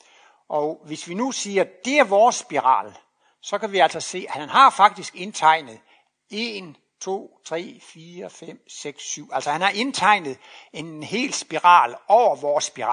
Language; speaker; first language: Danish; native; Danish